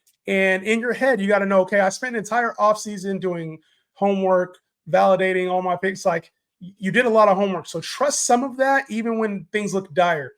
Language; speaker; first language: English; native; English